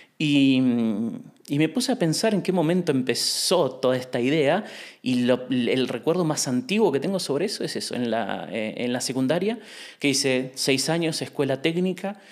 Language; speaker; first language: Spanish; native; Spanish